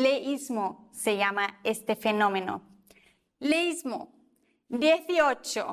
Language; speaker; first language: Spanish; non-native, fluent; German